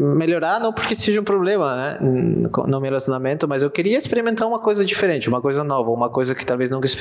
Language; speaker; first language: Portuguese; non-native, fluent; Spanish